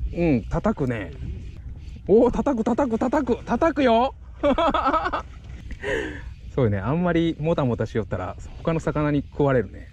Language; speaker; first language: Japanese; native; Japanese